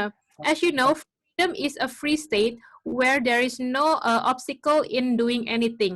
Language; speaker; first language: English; non-native, local second language; Indonesian